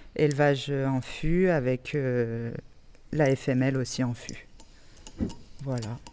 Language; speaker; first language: French; native; French